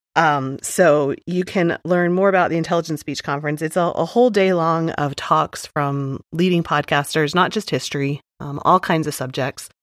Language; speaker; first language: English; native; English